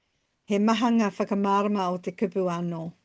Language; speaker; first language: Māori; non-native, local second language; English